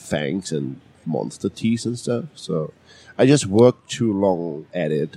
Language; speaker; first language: English; non-native, fluent; German